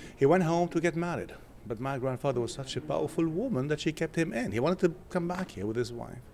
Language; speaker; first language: English; non-native, fluent; Arabic